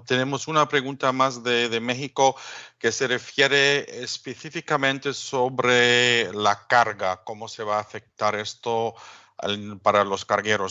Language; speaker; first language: Spanish; non-native, fluent; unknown